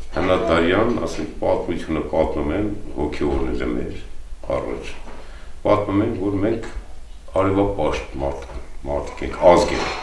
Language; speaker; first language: Armenian; non-native, local second language; Kurdish